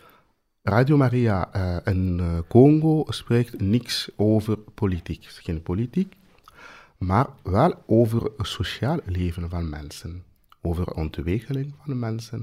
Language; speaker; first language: Dutch; non-native, fluent; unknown